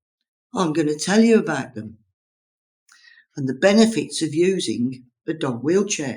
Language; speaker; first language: English; native; English